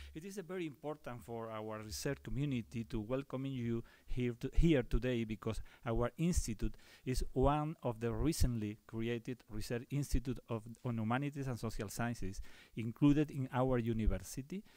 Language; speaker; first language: English; non-native, fluent; Spanish